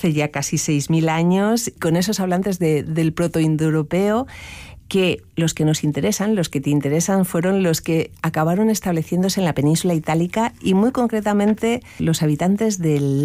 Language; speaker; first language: Spanish; native; Spanish